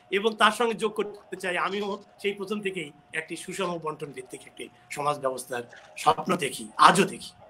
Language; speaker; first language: Bangla; native; Bangla